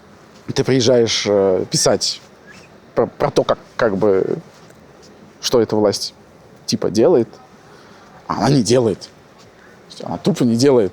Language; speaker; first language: Russian; native; Russian